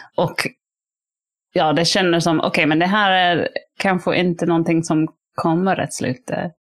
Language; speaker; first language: Swedish; non-native, fluent; English